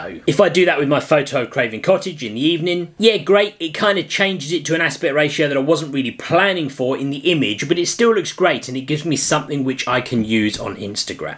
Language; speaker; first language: English; native; English